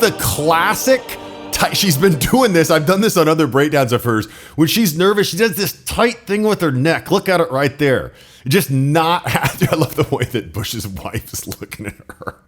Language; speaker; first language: English; native; English